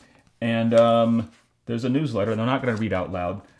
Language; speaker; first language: English; native; English